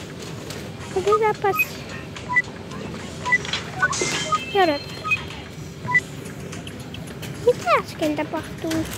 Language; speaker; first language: Finnish; early bilingual, heritage; Finnish